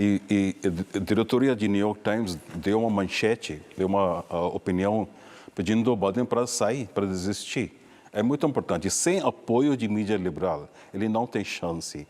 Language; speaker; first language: Portuguese; non-native, fluent; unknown